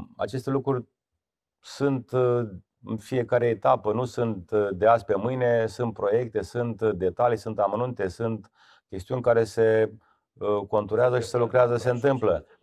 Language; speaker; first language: Romanian; native; Romanian